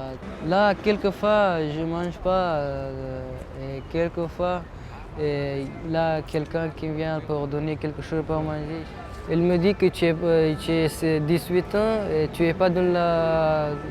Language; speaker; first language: French; non-native, learner; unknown